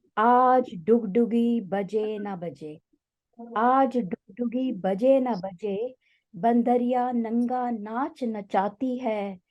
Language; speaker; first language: Hindi; native; Hindi